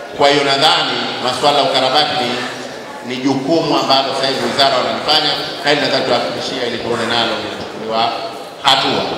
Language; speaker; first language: Swahili; native; Swahili